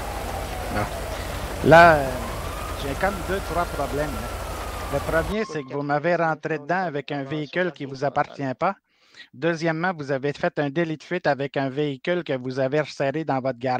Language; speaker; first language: French; native; French